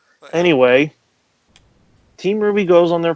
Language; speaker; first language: English; native; English